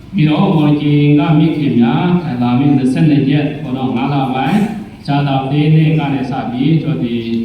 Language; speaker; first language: Burmese; non-native, local second language; Kachin